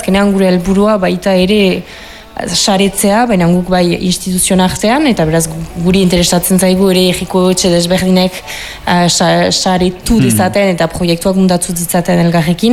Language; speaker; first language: Basque; native; Basque